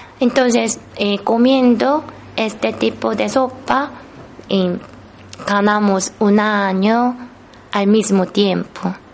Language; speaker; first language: Spanish; non-native, fluent; Korean